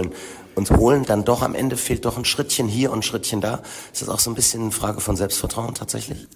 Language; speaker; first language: German; native; German